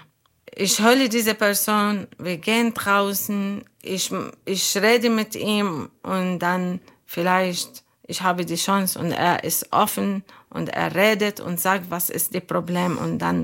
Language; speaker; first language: German; non-native, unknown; Arabic